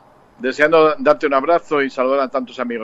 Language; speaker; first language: Spanish; native; Spanish